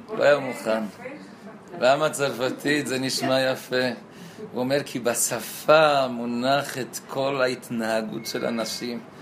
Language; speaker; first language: Hebrew; non-native, fluent; Spanish